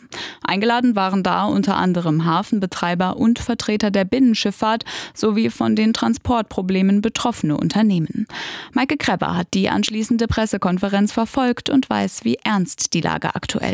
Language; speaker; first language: German; native; German